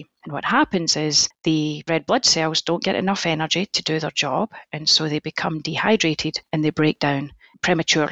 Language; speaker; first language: English; native; English